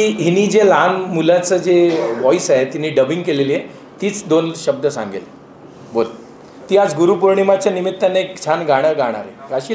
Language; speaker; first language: Marathi; native; Marathi